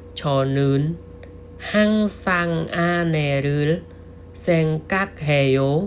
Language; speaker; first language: Korean; non-native, learner; Khmer